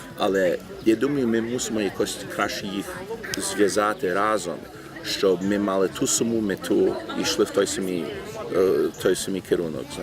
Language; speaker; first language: Ukrainian; early bilingual, heritage; Ukrainian